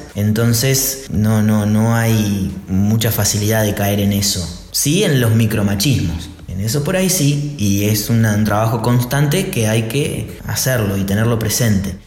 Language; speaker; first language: Spanish; native; Spanish